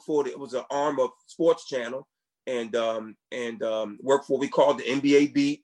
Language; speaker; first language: English; native; English